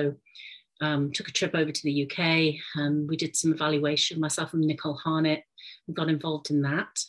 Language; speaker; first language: English; native; English